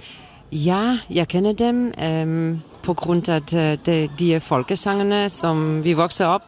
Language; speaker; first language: Danish; non-native, fluent; Polish